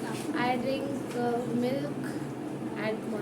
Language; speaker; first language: English; non-native, learner; Marathi